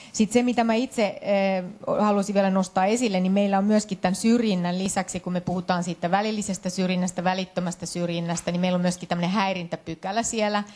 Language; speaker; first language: Finnish; native; Finnish